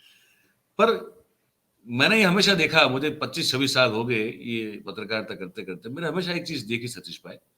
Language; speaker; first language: Hindi; non-native, local second language; Gujarati